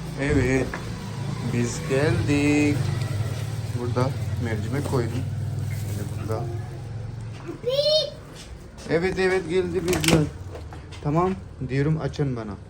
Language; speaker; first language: Turkish; non-native, learner; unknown